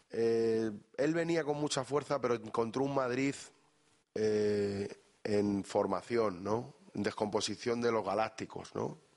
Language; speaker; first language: Spanish; native; Spanish